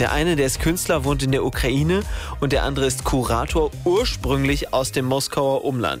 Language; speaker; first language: German; native; German